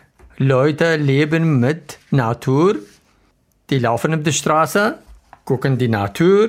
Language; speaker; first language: German; non-native, learner; Arabic